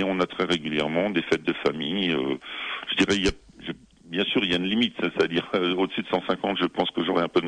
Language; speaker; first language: French; native; French